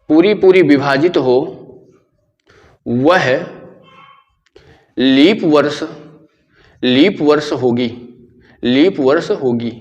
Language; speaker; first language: Hindi; native; Hindi